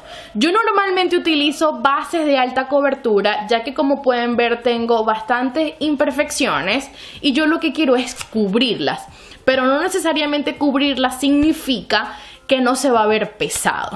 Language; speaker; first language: Spanish; native; Spanish